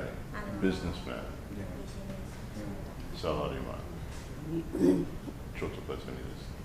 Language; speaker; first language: Japanese; non-native, learner; English